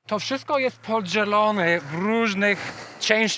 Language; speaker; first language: Polish; non-native, learner; English